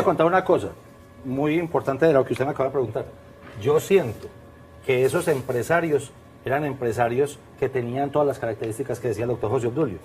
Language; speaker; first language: Spanish; native; Spanish